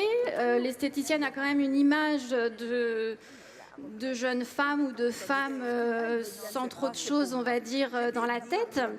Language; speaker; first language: French; native; French